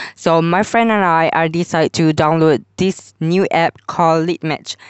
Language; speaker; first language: English; non-native, local second language; Malay